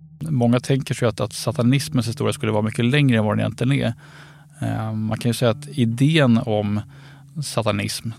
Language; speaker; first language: Swedish; native; Swedish